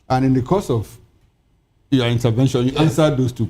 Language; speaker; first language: English; non-native, local second language; Igbo